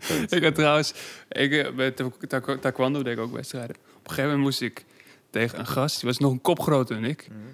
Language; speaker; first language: Dutch; native; Dutch